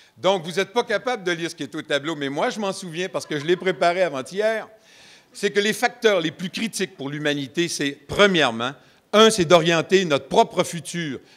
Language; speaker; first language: French; native; French